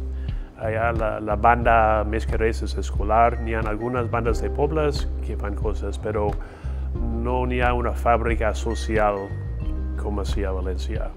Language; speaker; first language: Catalan; non-native, fluent; English